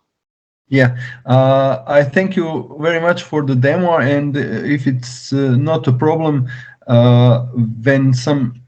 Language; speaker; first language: English; non-native, learner; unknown